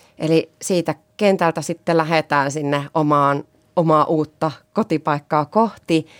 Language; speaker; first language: Finnish; native; Finnish